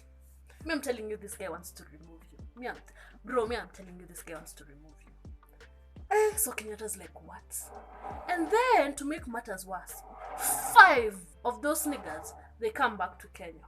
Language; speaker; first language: English; non-native, local second language; Kikuyu